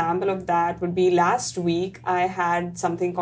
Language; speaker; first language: English; non-native, local second language; Marathi